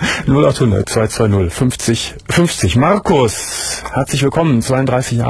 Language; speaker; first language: German; native; German